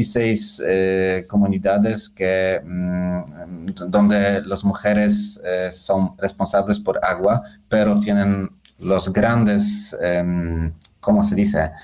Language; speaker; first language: Spanish; non-native, fluent; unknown